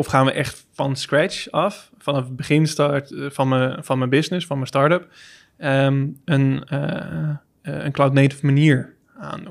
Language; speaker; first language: Dutch; native; Dutch